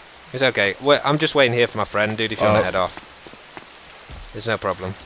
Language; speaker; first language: English; native; English